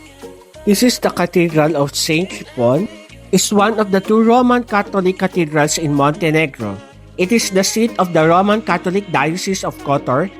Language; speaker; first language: English; non-native, local second language; Filipino